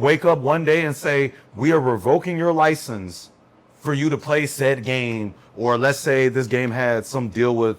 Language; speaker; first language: English; native; English